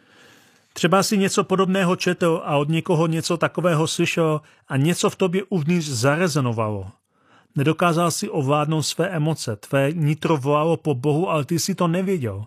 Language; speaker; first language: Czech; native; Czech